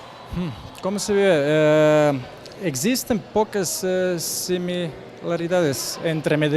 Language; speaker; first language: Spanish; non-native, learner; Croatian